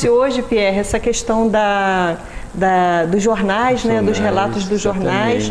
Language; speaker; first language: Portuguese; native; Portuguese